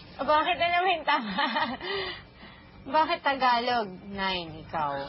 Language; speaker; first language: Filipino; native; Filipino